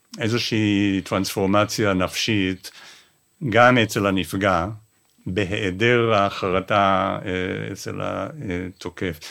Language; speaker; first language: Hebrew; non-native, fluent; English